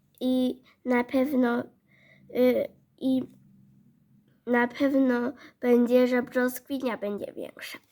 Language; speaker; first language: Polish; non-native, learner; Chinese